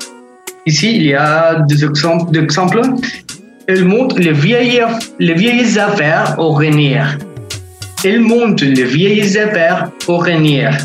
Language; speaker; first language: French; non-native, fluent; Spanish